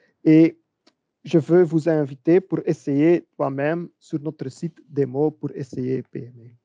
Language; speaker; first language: French; non-native, learner; Dutch